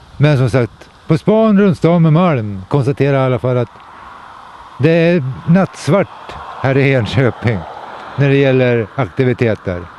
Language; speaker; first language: Swedish; native; Swedish